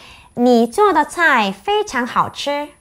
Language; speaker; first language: Chinese; non-native, fluent; Korean